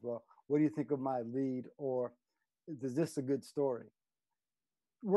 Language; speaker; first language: English; native; English